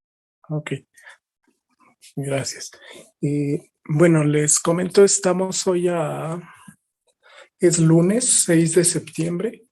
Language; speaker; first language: Spanish; native; Spanish